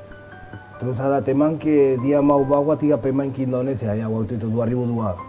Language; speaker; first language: Indonesian; non-native, fluent; Spanish